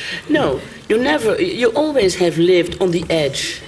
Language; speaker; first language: English; non-native, fluent; Dutch